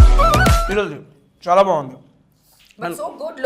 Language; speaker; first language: Telugu; native; Telugu